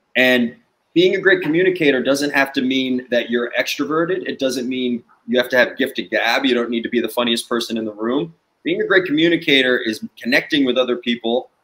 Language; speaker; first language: English; native; English